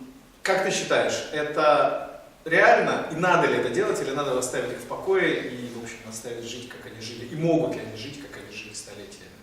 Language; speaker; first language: Russian; native; Russian